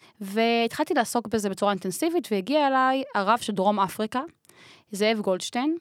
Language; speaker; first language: Hebrew; native; Hebrew